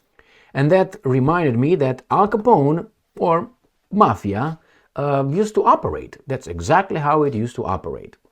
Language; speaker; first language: English; non-native, fluent; Romanian